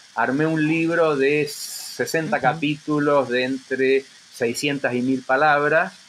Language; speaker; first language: Spanish; native; Spanish